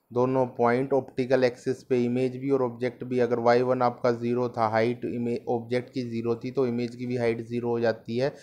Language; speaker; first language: Hindi; native; Hindi